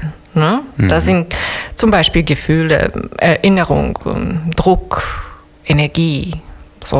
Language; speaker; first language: German; non-native, fluent; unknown